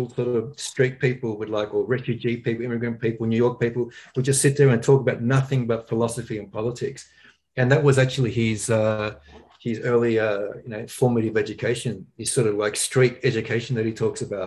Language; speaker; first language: English; native; English